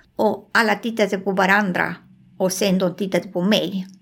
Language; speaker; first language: Swedish; non-native, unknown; Spanish